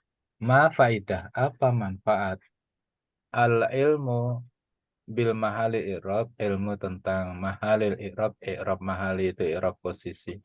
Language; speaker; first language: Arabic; non-native, fluent; Indonesian